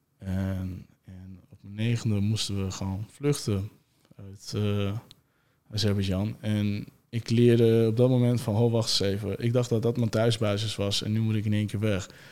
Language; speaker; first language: Dutch; early bilingual, other home language; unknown